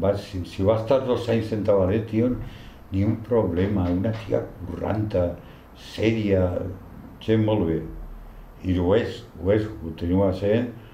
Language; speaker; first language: Catalan; non-native, local second language; Spanish